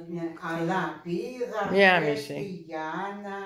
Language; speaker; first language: Greek; non-native, fluent; Russian